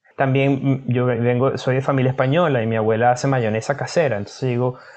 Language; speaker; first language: Spanish; native; Spanish